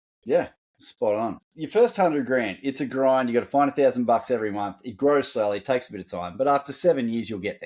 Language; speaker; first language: English; native; English